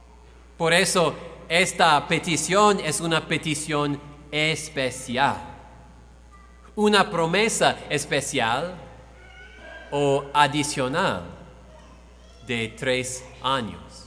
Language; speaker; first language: Spanish; non-native, fluent; English